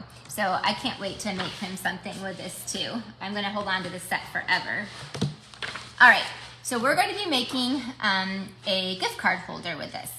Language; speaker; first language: English; native; English